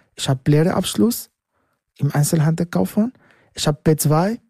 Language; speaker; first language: German; non-native, fluent; Arabic